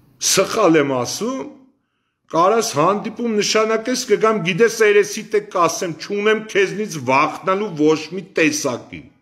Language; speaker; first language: Armenian; native; Armenian